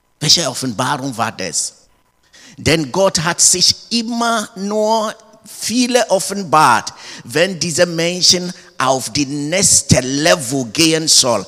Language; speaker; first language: German; non-native, learner; English